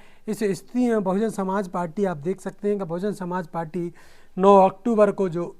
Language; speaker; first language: Hindi; native; Hindi